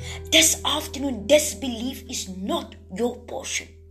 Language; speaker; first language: English; non-native, local second language; Afrikaans